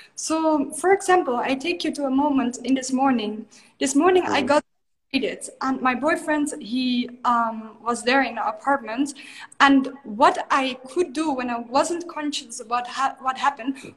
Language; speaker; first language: English; non-native, fluent; Dutch